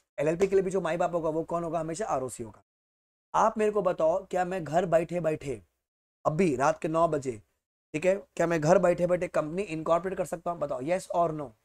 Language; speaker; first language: Hindi; native; Hindi